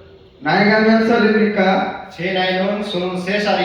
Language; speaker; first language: Korean; non-native, learner; Bangla